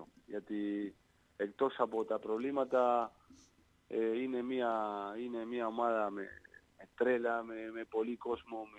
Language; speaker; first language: Greek; non-native, learner; Spanish